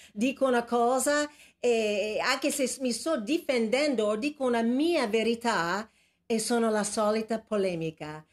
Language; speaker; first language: Italian; non-native, fluent; English